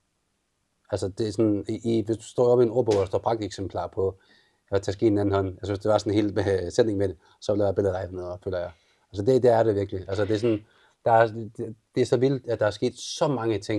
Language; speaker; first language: Danish; native; Danish